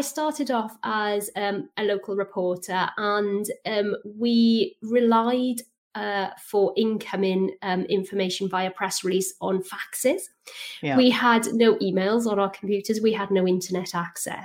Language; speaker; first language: English; native; English